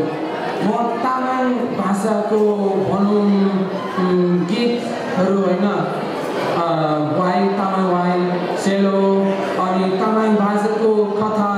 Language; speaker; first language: Nepali; non-native, fluent; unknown